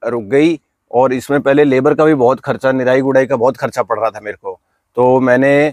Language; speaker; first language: Hindi; native; Hindi